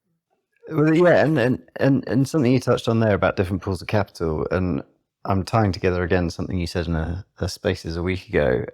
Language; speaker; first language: English; native; English